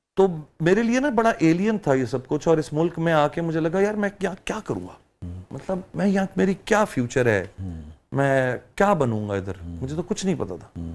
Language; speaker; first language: Urdu; early bilingual, heritage; Urdu